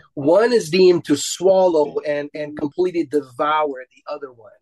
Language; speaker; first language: English; non-native, fluent; Romanian